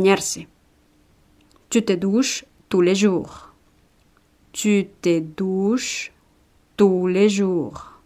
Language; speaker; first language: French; non-native, fluent; Spanish